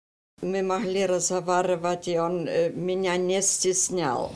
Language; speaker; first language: Russian; early bilingual, heritage; Russian